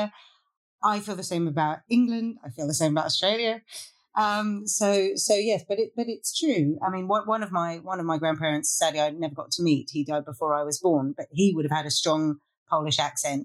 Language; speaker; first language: English; native; English